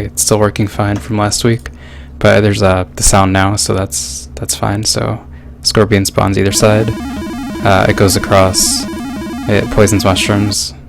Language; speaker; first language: English; native; English